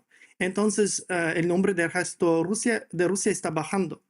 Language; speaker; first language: Spanish; non-native, fluent; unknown